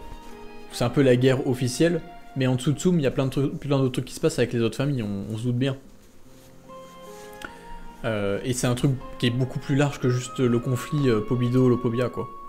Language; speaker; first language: French; native; French